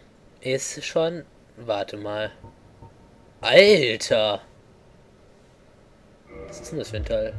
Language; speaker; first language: German; native; German